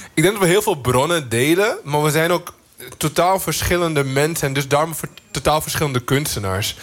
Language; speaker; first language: Dutch; native; Dutch